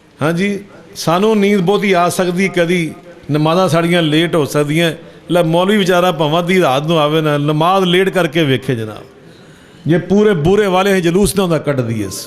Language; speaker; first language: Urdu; non-native, local second language; Punjabi